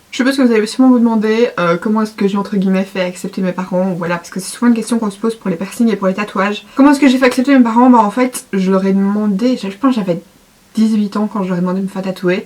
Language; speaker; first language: French; native; French